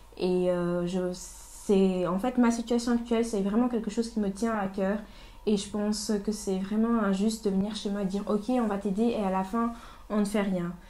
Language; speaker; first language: French; early bilingual, other home language; Portuguese